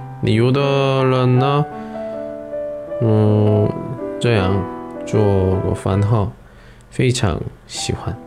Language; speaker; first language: Chinese; non-native, learner; Korean